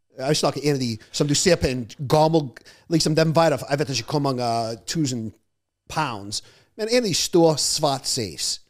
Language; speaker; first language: Norwegian; non-native, fluent; English